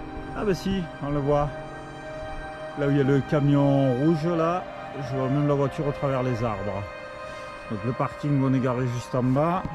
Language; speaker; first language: French; native; French